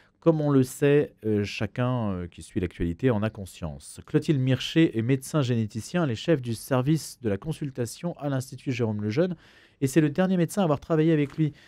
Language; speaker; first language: French; native; French